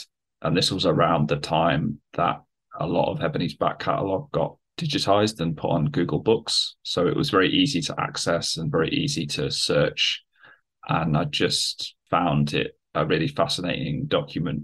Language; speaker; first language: English; native; English